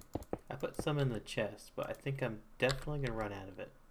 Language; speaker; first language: English; native; English